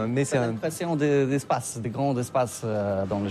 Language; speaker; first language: French; non-native, learner; Polish